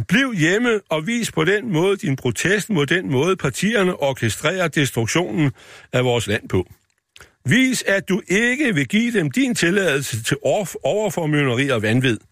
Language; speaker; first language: Danish; native; Danish